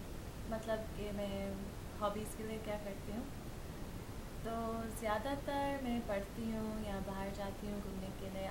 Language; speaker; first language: Hindi; early bilingual, heritage; Hindi